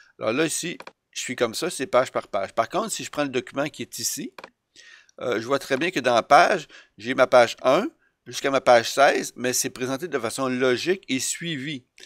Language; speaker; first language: French; native; French